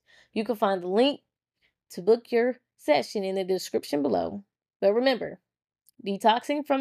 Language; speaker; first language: English; native; English